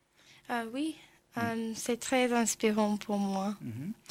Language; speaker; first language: French; non-native, learner; English